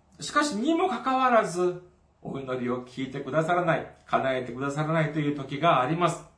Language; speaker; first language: Japanese; non-native, fluent; Korean